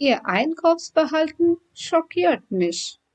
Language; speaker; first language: German; non-native, fluent; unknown